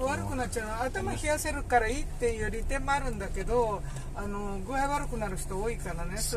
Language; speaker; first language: Japanese; native; Japanese